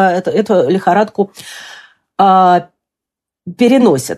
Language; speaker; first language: Russian; native; Russian